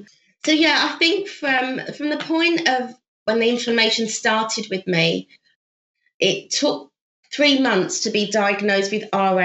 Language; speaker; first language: English; native; English